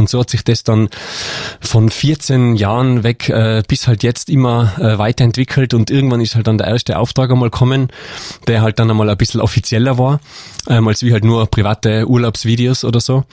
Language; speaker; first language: German; native; German